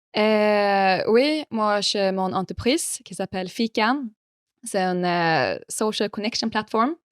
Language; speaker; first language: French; non-native, fluent; Swedish